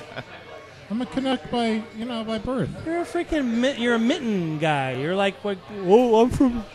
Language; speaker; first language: English; native; English